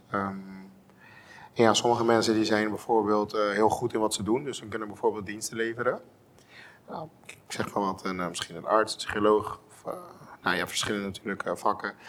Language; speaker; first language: Dutch; non-native, local second language; Papiamento